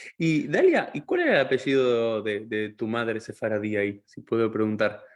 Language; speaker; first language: Spanish; native; Spanish